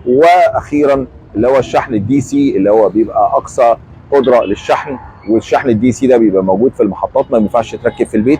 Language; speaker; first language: Arabic; native; Arabic